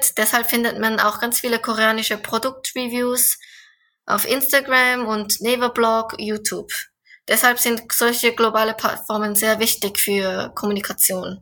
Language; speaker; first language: German; non-native, fluent; Korean